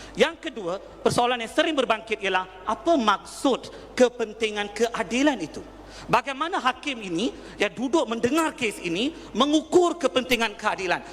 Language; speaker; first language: Malay; non-native, local second language; Tamil